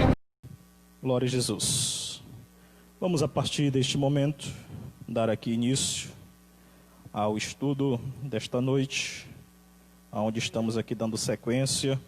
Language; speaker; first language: Portuguese; native; Portuguese